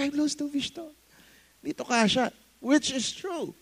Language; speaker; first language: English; non-native, local second language; Filipino